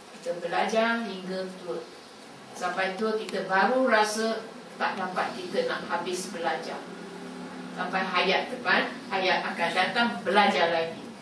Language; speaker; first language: Malay; non-native, local second language; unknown